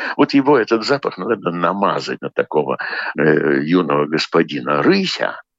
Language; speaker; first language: Russian; native; Russian